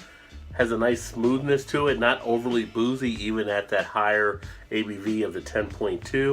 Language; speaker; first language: English; native; English